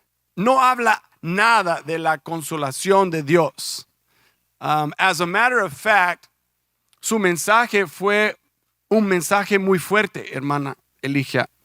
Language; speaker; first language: Spanish; early bilingual, heritage; Spanish